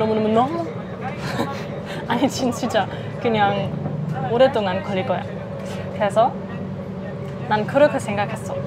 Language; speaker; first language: Korean; non-native, fluent; German